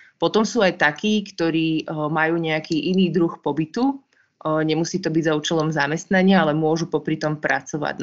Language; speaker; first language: Slovak; native; Slovak